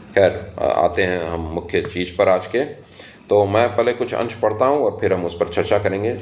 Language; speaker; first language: Hindi; native; Hindi